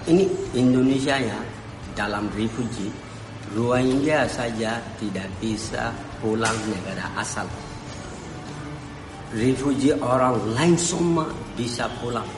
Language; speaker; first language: Indonesian; non-native, learner; Rohingya